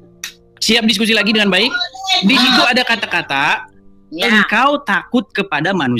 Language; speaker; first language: Indonesian; native; Indonesian